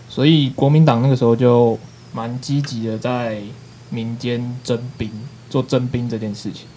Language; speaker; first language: Chinese; native; Chinese